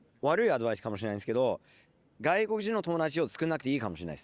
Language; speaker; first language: Japanese; non-native, fluent; English